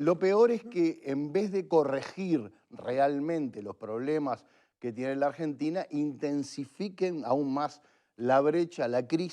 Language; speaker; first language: Spanish; native; Spanish